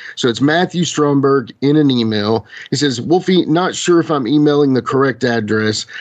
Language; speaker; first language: English; native; English